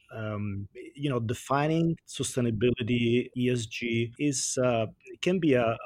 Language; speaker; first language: English; non-native, fluent; Italian